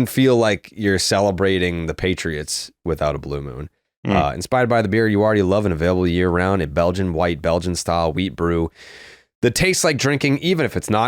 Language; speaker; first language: English; native; English